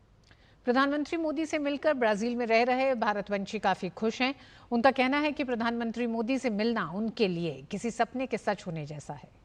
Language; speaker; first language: Hindi; native; Hindi